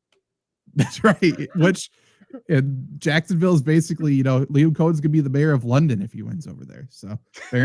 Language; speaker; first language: English; native; English